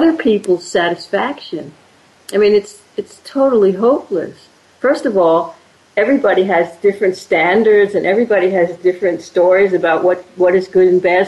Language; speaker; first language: English; native; English